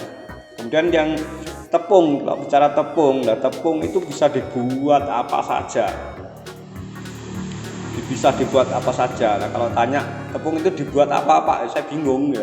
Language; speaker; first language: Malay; non-native, local second language; Javanese